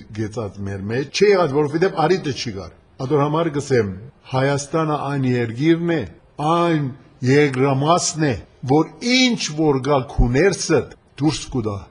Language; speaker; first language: Armenian; early bilingual, heritage; Armenian